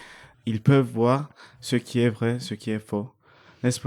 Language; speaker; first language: French; non-native, fluent; Turkish